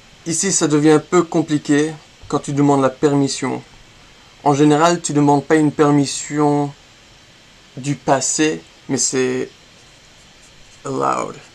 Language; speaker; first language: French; non-native, fluent; English